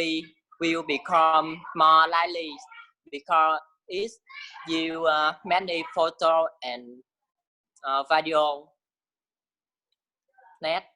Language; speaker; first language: English; non-native, learner; Vietnamese